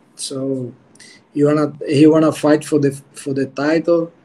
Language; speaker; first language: English; non-native, learner; Portuguese